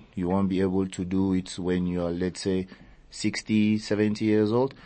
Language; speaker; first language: English; early bilingual, other home language; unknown